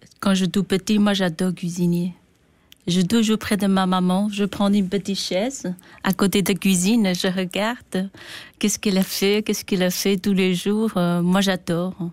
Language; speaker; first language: French; non-native, learner; Chinese